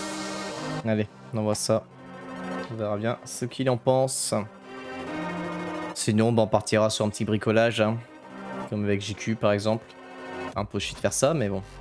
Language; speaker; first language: French; native; French